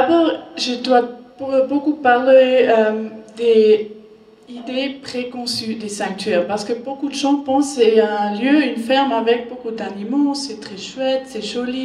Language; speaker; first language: French; non-native, learner; German